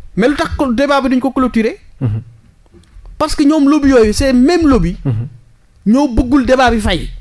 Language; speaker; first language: Wolof; native; Wolof